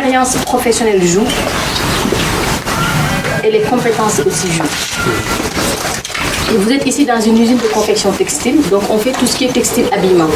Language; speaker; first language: French; non-native, local second language; Wolof